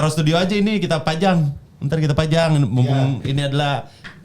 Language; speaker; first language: Indonesian; native; Indonesian